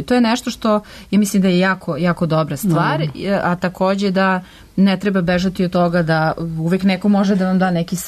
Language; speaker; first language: Serbian; native; Serbian